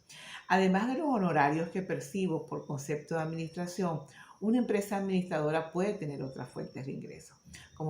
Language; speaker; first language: Spanish; native; Spanish